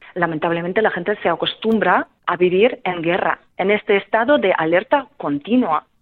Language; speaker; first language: Spanish; non-native, fluent; Ukrainian